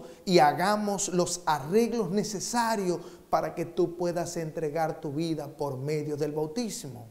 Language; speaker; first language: Spanish; native; Spanish